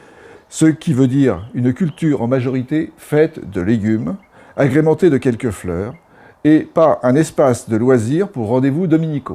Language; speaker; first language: French; native; French